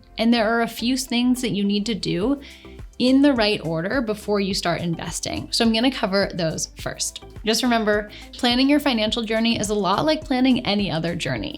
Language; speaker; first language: English; native; English